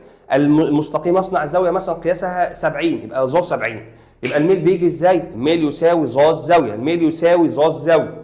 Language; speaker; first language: Arabic; native; Arabic